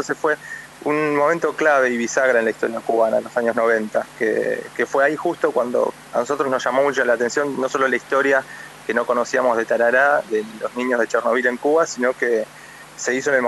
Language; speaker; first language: Spanish; native; Spanish